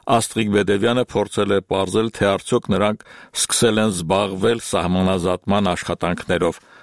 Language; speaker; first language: Armenian; native; Armenian